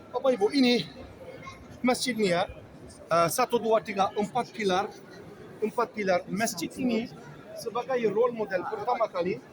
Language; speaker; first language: Indonesian; non-native, learner; Turkish